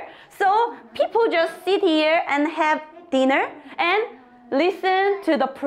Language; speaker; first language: English; non-native, fluent; Korean